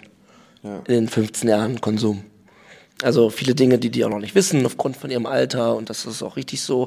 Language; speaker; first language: German; native; German